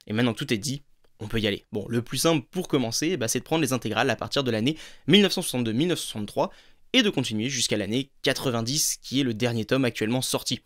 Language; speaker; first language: French; native; French